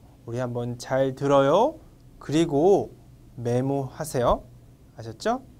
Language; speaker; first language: Korean; non-native, fluent; Vietnamese